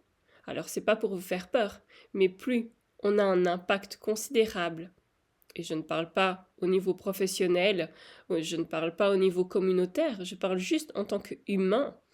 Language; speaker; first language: French; native; French